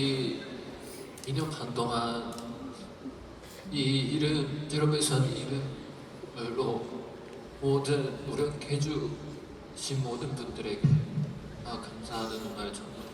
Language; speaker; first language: Korean; non-native, fluent; Chinese